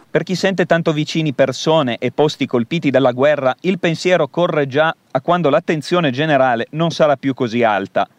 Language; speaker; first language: Italian; native; Italian